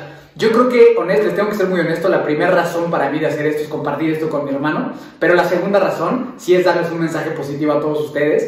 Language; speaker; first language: Spanish; native; Spanish